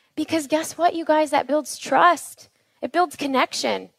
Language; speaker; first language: English; native; English